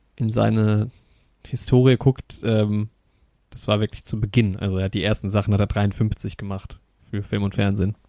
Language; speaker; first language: German; native; German